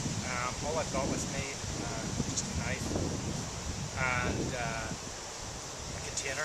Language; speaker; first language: English; native; English